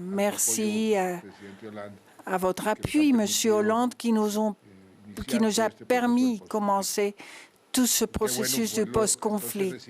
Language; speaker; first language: French; non-native, fluent; Spanish